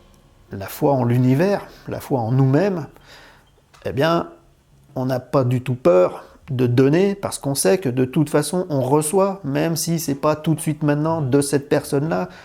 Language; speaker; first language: French; native; French